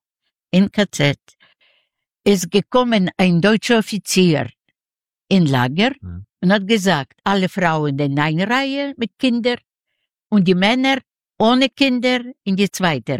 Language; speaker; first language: German; non-native, learner; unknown